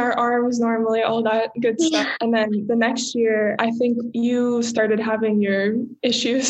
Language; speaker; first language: English; native; English